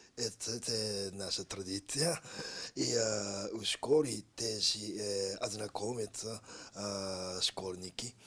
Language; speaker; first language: Ukrainian; non-native, learner; Japanese